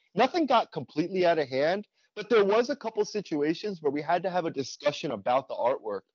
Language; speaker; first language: English; native; English